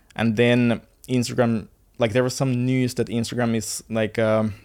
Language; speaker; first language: English; non-native, fluent; Finnish